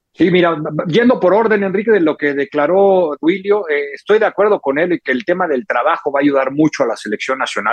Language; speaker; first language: Spanish; native; Spanish